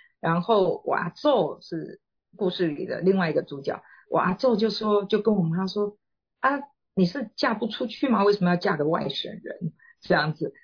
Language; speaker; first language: Chinese; native; Chinese